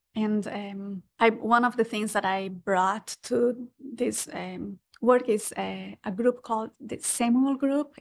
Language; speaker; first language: English; non-native, fluent; Portuguese